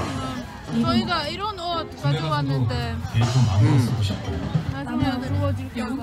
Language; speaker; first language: Korean; non-native, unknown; Polish